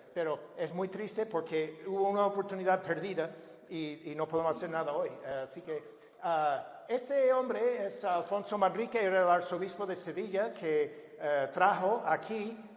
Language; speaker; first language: Spanish; non-native, fluent; English